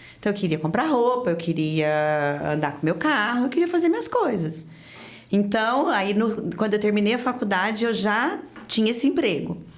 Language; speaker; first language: Portuguese; native; Portuguese